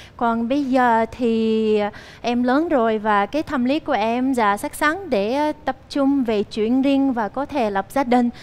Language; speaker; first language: Vietnamese; early bilingual, other home language; Ukrainian